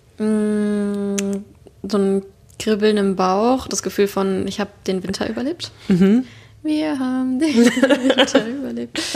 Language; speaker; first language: German; native; German